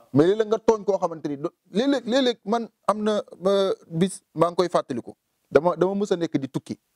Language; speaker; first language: Wolof; native; Wolof